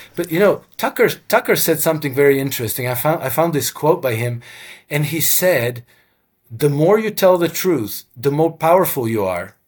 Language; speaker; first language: English; non-native, fluent; Croatian